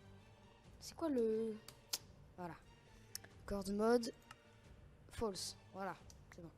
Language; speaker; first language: French; native; French